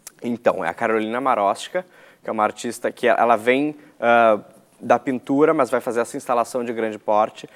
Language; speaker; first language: Portuguese; native; Portuguese